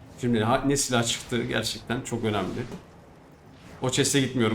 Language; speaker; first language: Turkish; native; Turkish